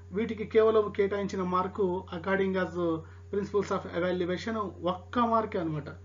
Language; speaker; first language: Telugu; non-native, local second language; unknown